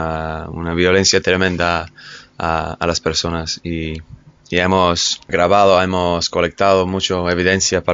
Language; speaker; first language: Spanish; non-native, fluent; English